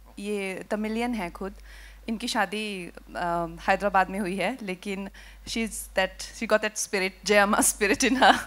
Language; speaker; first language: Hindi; native; Hindi